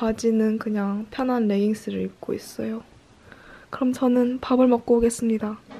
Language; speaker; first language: Korean; early bilingual, heritage; Korean